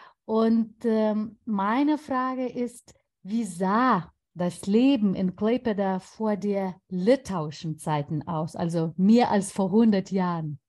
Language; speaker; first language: German; non-native, fluent; Lithuanian